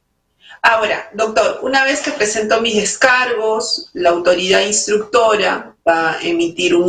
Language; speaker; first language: Spanish; native; Spanish